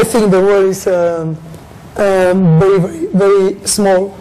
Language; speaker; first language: English; non-native, learner; Spanish